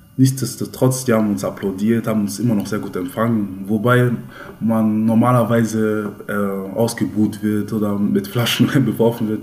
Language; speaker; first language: German; early bilingual, other home language; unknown